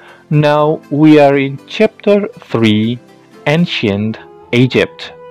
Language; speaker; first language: English; non-native, fluent; Indonesian